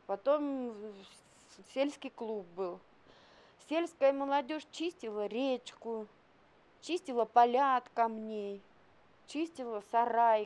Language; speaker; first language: Russian; native; Russian